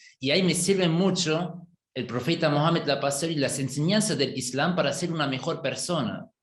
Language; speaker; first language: Spanish; non-native, fluent; German